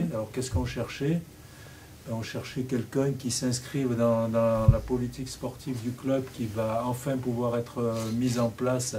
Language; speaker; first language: French; native; French